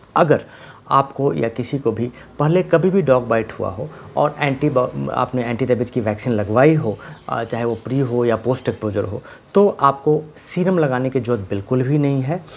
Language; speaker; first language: Hindi; native; Hindi